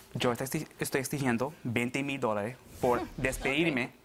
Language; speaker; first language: Spanish; early bilingual, other home language; Arabic